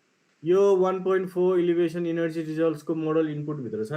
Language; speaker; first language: Nepali; native; Nepali